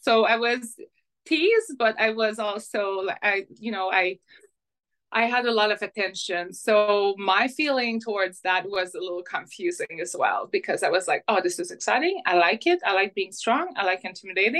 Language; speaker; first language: English; non-native, fluent; French